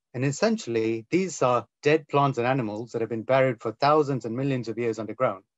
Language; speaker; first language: English; non-native, local second language; Tamil